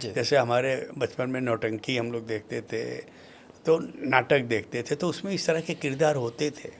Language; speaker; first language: Hindi; non-native, local second language; Bhojpuri